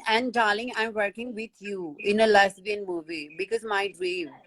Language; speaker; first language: English; non-native, learner; Hindi